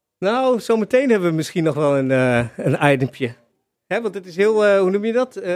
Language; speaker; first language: Dutch; native; Dutch